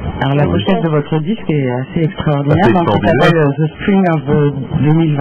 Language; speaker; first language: French; native; French